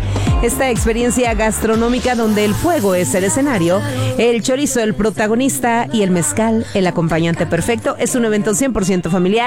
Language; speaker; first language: Spanish; native; Spanish